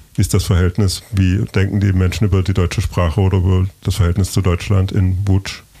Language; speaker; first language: German; native; German